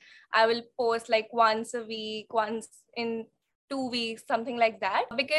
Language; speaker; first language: English; non-native, local second language; Hindi